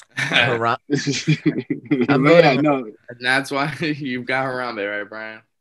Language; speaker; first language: English; native; English